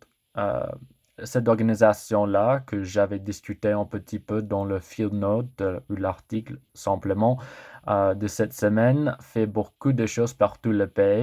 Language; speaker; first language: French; non-native, learner; English